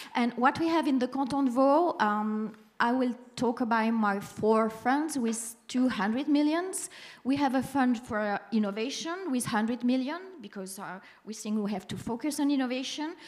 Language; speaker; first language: English; non-native, fluent; French